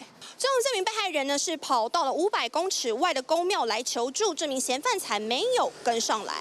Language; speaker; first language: Chinese; native; Chinese